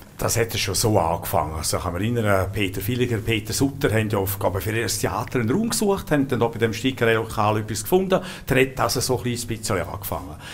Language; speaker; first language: German; native; German